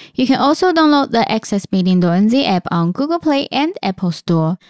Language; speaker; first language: English; non-native, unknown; Chinese